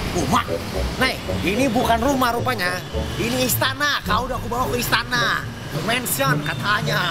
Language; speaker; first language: Indonesian; native; Indonesian